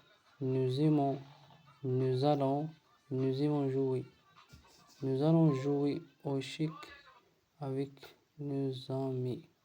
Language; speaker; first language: French; non-native, learner; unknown